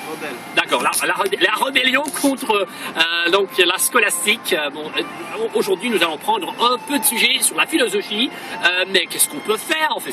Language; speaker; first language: French; non-native, fluent; Russian